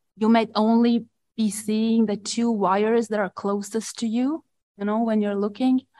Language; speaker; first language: English; non-native, fluent; Estonian